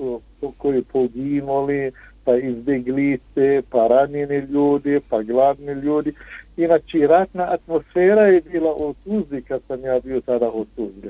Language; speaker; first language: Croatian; non-native, fluent; Arabic